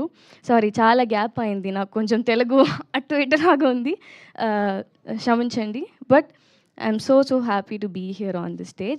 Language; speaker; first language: Telugu; non-native, learner; Tamil